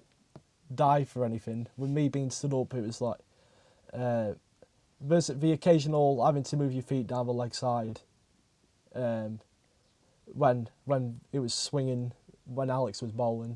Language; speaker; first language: English; native; English